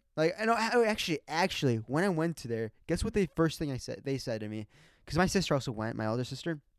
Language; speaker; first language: English; early bilingual, other home language; Spanish